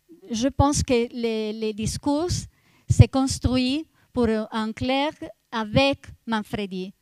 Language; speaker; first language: French; non-native, fluent; Italian